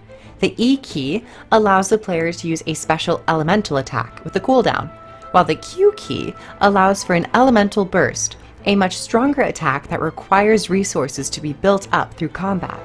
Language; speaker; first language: English; native; English